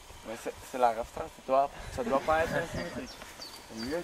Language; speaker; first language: French; non-native, local second language; Dutch